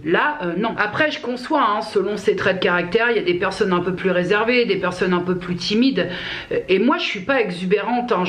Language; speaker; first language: French; native; French